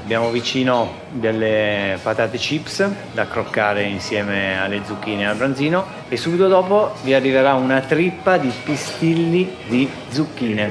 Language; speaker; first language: Italian; native; Italian